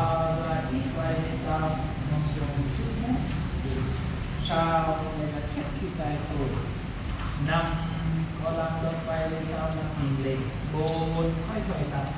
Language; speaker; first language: Vietnamese; non-native, fluent; Hindi